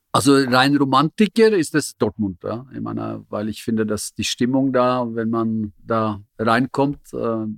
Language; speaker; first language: German; non-native, fluent; Norwegian